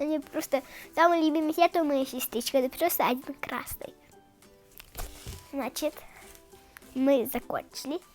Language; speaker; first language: Russian; early bilingual, heritage; Russian